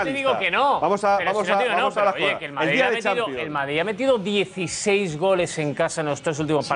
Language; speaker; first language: Spanish; native; Spanish